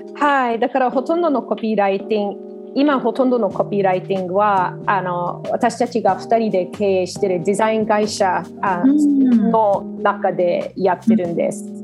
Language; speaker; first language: Japanese; non-native, fluent; English